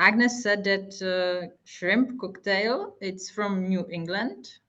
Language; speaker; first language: English; non-native, fluent; Hungarian